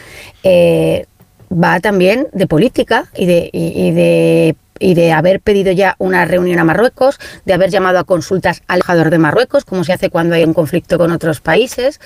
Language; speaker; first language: Spanish; native; Spanish